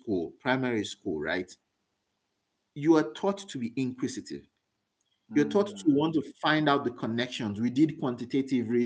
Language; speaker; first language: English; non-native, local second language; Yoruba